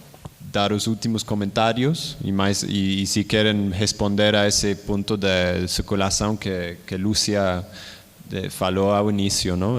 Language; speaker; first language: Portuguese; non-native, learner; Spanish